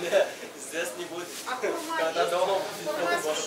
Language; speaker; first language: Russian; non-native, learner; Turkish